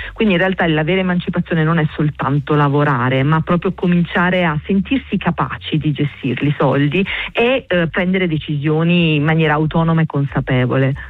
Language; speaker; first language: Italian; native; Italian